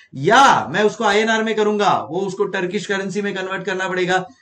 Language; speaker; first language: Hindi; native; Hindi